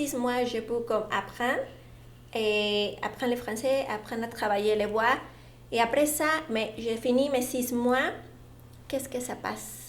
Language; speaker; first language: French; non-native, learner; Spanish